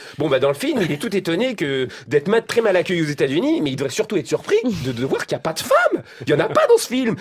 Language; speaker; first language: French; native; French